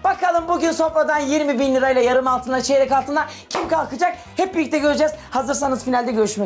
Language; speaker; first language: Turkish; native; Turkish